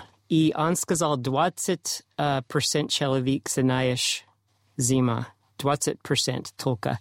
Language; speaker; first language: Russian; non-native, learner; English